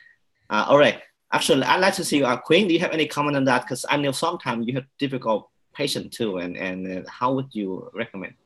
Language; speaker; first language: English; non-native, fluent; Vietnamese